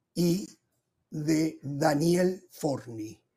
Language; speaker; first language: Spanish; native; Spanish